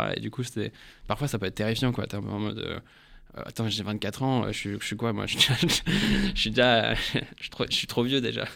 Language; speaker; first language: French; early bilingual, heritage; English